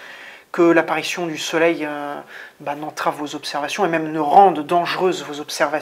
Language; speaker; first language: French; native; French